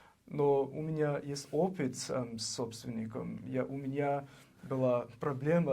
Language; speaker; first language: Russian; non-native, learner; English